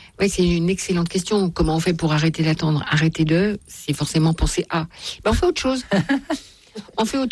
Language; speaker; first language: French; native; French